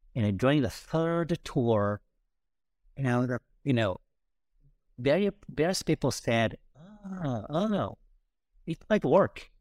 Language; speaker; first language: English; non-native, fluent; Japanese